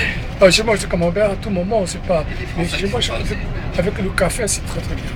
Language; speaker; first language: French; non-native, fluent; Portuguese